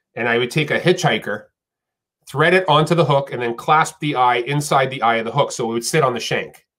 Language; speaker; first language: English; native; English